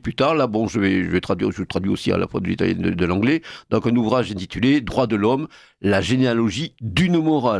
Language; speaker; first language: French; native; French